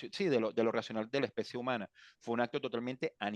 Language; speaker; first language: Spanish; native; Spanish